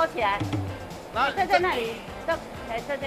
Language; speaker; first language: Chinese; native; Chinese